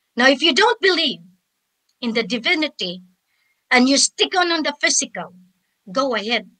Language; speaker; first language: English; non-native, local second language; Filipino